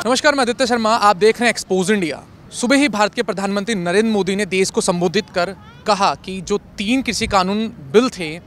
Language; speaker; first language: Hindi; native; Hindi